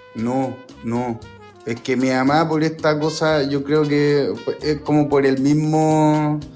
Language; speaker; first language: Spanish; native; Spanish